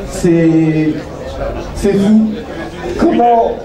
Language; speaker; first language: French; native; French